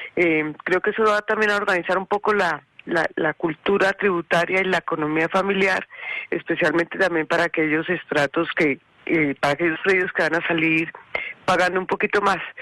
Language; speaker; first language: Spanish; native; Spanish